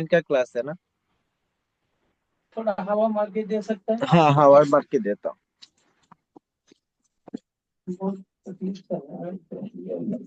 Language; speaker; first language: Hindi; non-native, local second language; Bangla